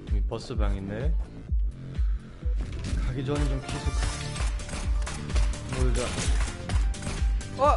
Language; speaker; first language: Korean; non-native, fluent; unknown